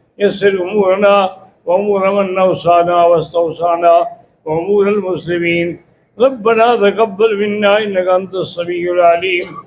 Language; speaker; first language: Urdu; native; Urdu